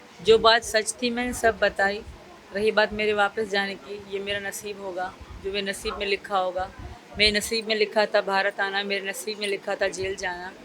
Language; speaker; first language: Urdu; non-native, local second language; Sindhi